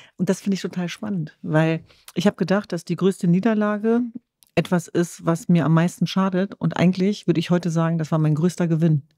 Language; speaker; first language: German; early bilingual, other home language; Kurdish